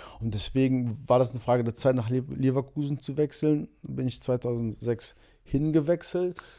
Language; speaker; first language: German; early bilingual, other home language; Portuguese